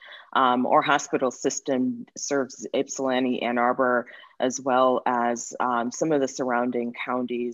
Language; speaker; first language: English; native; English